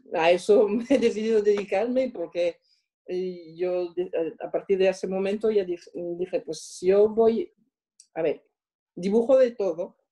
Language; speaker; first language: Spanish; non-native, fluent; French